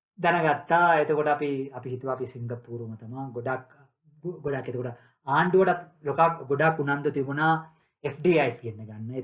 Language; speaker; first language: Sinhala; non-native, local second language; Tamil